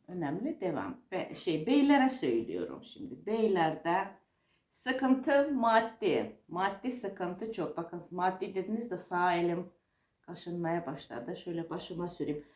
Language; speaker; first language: Turkish; non-native, fluent; Russian